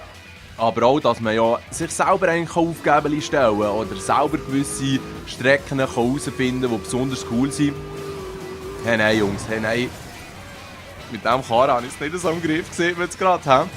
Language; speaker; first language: German; native; German